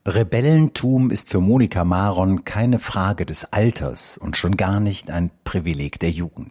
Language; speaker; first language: German; native; German